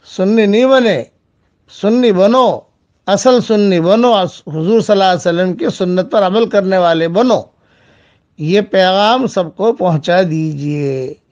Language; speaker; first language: Urdu; non-native, local second language; Gujarati